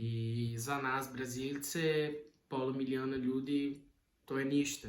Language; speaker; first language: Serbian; non-native, learner; Portuguese